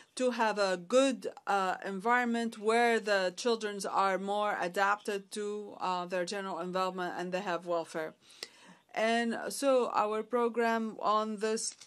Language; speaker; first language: English; non-native, fluent; Arabic